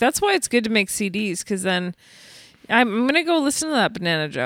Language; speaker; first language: English; native; English